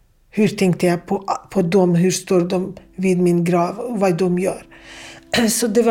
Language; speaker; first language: Swedish; non-native, fluent; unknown